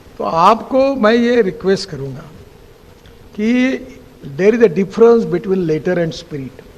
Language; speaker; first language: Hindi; non-native, local second language; Marathi